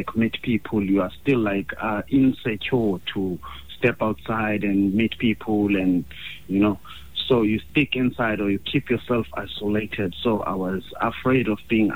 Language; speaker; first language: English; non-native, local second language; Xhosa